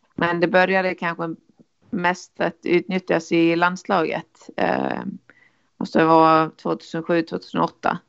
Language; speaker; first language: Swedish; non-native, fluent; Icelandic